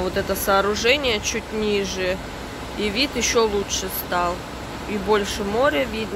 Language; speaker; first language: Russian; native; Russian